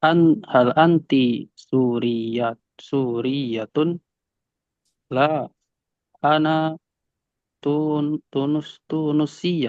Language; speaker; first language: Arabic; non-native, learner; Indonesian